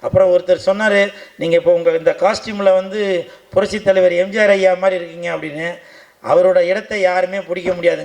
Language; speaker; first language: Tamil; native; Tamil